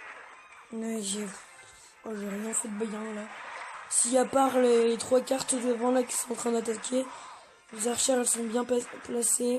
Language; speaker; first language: French; native; French